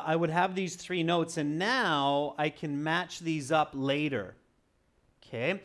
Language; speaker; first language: English; native; English